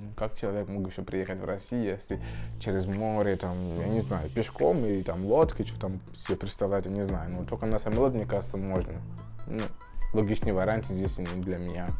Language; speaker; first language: Russian; non-native, fluent; Tswana